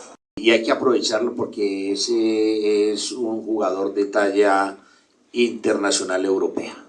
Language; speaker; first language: Spanish; native; Spanish